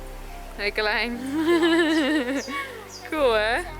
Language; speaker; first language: Dutch; native; Dutch